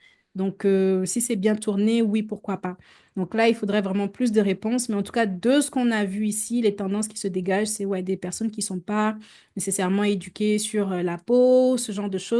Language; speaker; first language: French; native; French